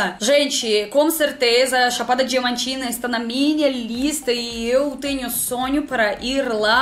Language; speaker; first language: Portuguese; non-native, learner; Russian